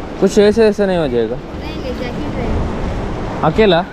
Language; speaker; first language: Hindi; non-native, local second language; Kannada